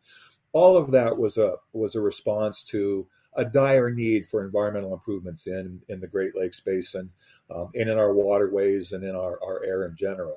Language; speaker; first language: English; native; English